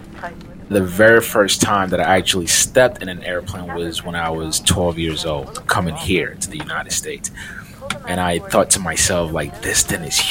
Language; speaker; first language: English; non-native, local second language; Yoruba